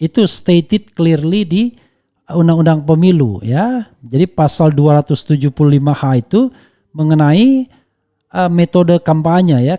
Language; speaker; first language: Indonesian; native; Indonesian